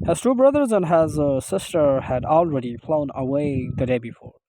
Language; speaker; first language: English; non-native, local second language; Urdu